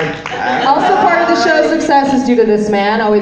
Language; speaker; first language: English; native; English